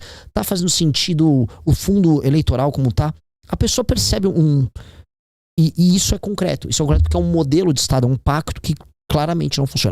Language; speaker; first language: Portuguese; native; Portuguese